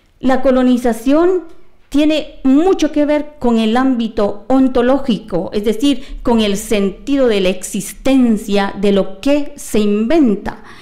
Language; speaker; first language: Spanish; non-native, local second language; Kaqchikel